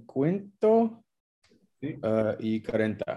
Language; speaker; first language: Spanish; non-native, learner; English